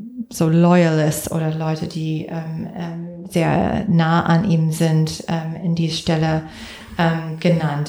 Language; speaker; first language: German; non-native, fluent; English